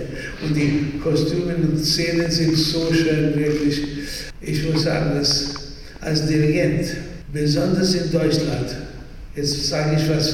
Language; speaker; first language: German; non-native, fluent; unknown